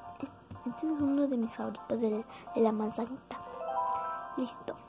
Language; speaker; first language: Spanish; early bilingual, heritage; Spanish